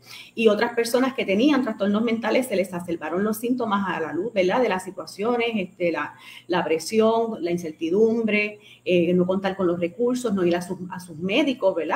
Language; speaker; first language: Spanish; native; Spanish